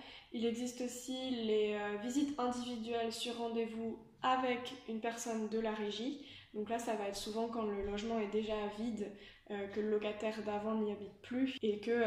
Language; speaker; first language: French; native; French